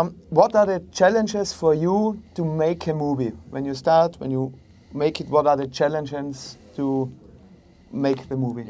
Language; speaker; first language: English; non-native, learner; German